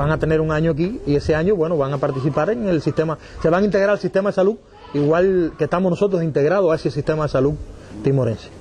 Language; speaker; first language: Spanish; native; Spanish